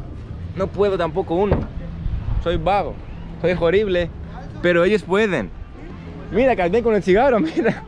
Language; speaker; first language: Spanish; non-native, learner; Greek